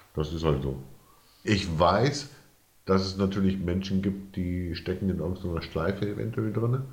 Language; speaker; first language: German; native; German